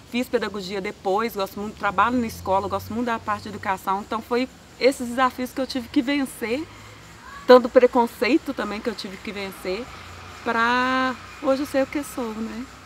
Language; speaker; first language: Portuguese; native; Portuguese